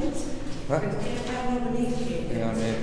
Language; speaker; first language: Dutch; native; Dutch